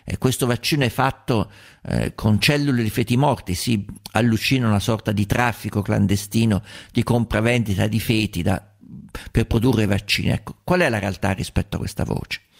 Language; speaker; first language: Italian; native; Italian